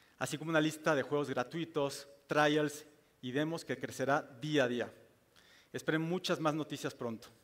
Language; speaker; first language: Spanish; native; Spanish